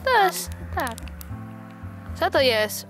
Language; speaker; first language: Polish; non-native, learner; Filipino